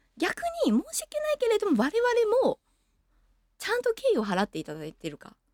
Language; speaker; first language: Japanese; early bilingual, other home language; Chinese